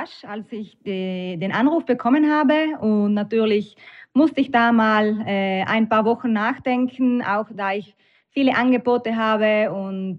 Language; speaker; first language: German; native; German